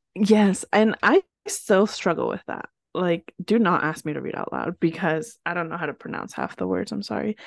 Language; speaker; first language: English; early bilingual, other home language; Spanish